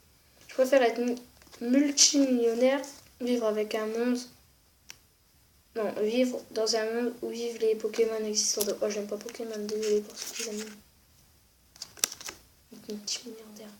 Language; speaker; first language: French; native; French